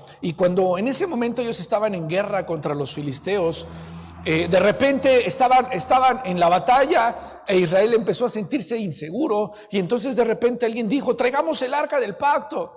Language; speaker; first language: Spanish; native; Spanish